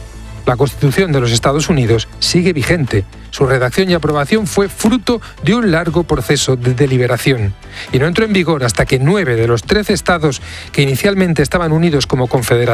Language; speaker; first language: Spanish; native; Spanish